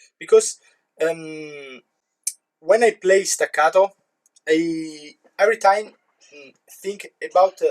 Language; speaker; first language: English; non-native, learner; Italian